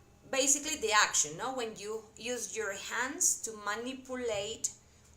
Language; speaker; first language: English; non-native, fluent; Spanish